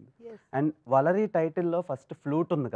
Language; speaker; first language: Telugu; native; Telugu